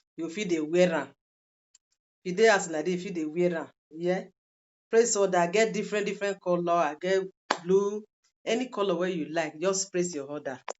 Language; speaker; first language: Nigerian Pidgin; non-native, local second language; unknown